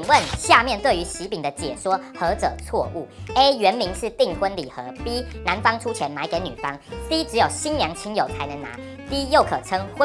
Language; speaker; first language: Chinese; native; Chinese